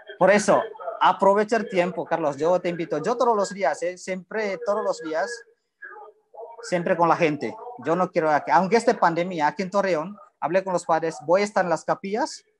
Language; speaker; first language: Spanish; non-native, learner; Indonesian